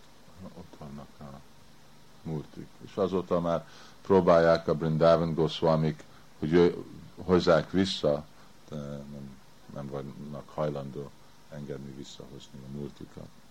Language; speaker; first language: Hungarian; early bilingual, heritage; Hungarian